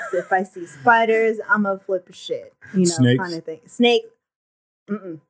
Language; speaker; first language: English; early bilingual, other home language; Filipino